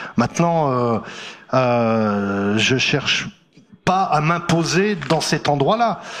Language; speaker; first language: French; native; French